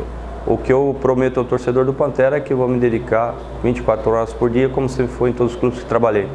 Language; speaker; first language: Portuguese; native; Portuguese